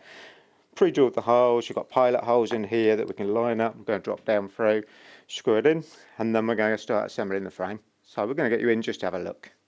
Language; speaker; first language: English; native; English